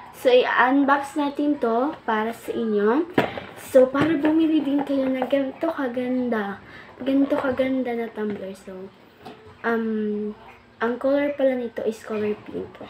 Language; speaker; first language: Filipino; non-native, local second language; Cebuano